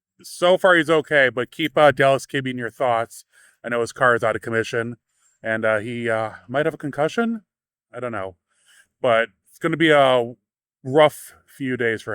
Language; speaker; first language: English; native; English